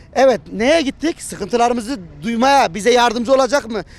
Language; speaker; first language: Turkish; native; Turkish